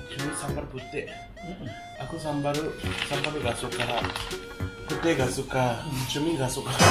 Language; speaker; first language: Indonesian; non-native, fluent; Japanese